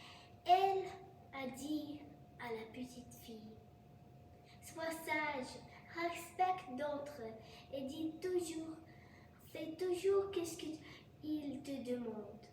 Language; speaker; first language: French; non-native, learner; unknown